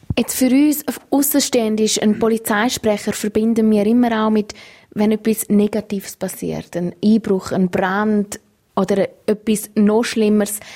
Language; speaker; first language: German; native; German